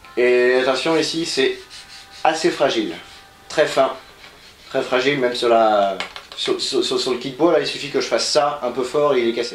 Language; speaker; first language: French; native; French